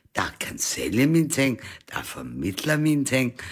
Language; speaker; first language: Danish; non-native, fluent; German